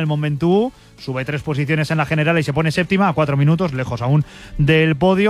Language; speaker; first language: Spanish; native; Spanish